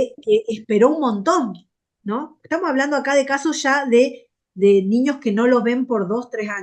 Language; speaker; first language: Spanish; native; Spanish